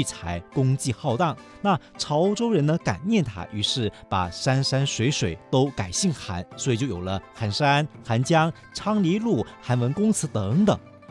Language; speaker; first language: Chinese; native; Chinese